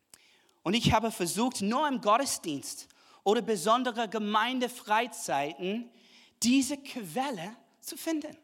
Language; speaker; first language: German; non-native, fluent; English